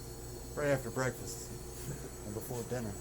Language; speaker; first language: English; native; English